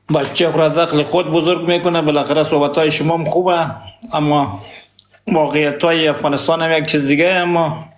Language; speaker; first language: Persian; non-native, local second language; Pashto